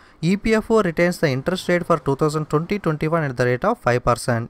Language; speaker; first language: English; non-native, local second language; Telugu